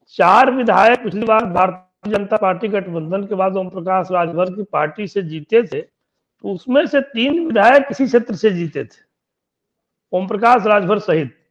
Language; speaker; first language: Hindi; native; Hindi